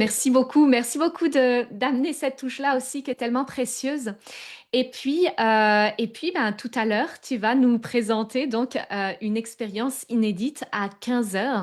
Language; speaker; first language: French; native; French